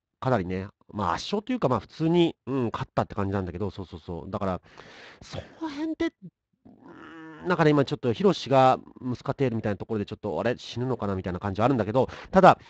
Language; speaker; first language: Japanese; native; Japanese